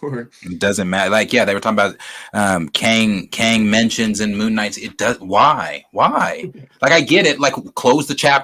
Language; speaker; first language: English; native; English